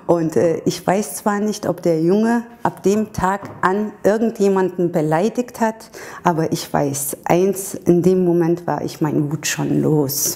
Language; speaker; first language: German; early bilingual, other home language; Turkish